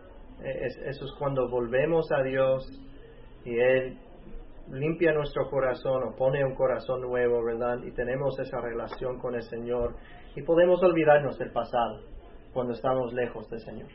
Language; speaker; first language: Spanish; native; Spanish